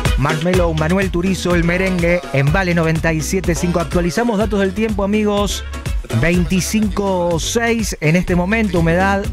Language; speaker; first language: Spanish; native; Spanish